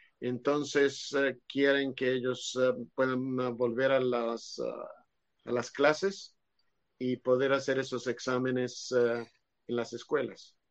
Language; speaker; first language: Spanish; non-native, fluent; Hebrew